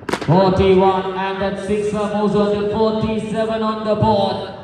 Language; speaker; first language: English; non-native, local second language; Malayalam